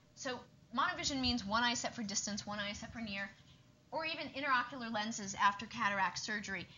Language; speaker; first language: English; native; English